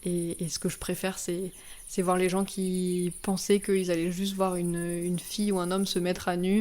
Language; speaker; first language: French; native; French